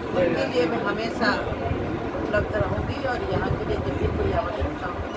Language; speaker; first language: Hindi; native; Hindi